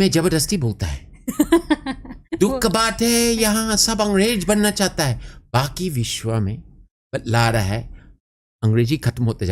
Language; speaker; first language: Hindi; non-native, fluent; English